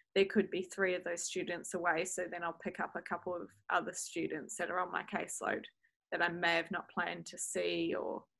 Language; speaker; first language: English; native; English